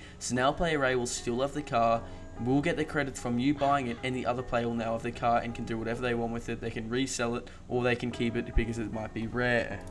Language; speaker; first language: English; native; English